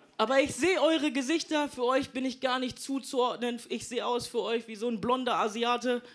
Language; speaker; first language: German; native; German